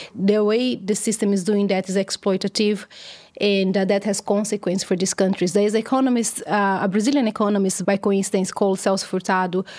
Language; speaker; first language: English; non-native, fluent; Portuguese